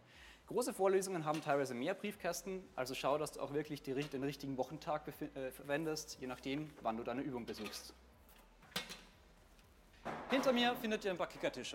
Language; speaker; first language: German; native; German